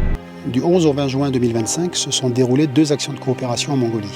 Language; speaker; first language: French; native; French